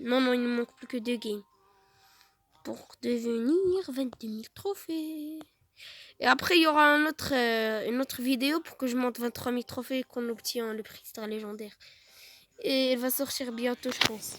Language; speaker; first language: French; native; French